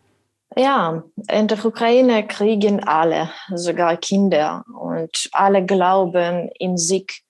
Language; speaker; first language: German; non-native, learner; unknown